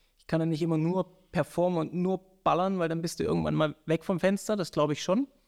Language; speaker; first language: German; native; German